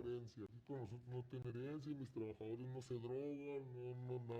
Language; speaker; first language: Spanish; native; Spanish